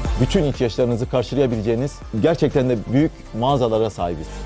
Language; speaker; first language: Turkish; native; Turkish